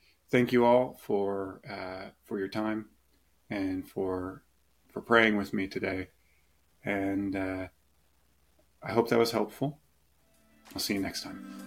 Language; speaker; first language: English; native; English